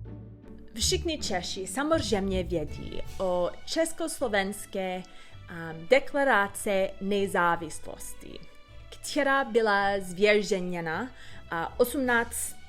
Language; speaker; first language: Czech; non-native, learner; English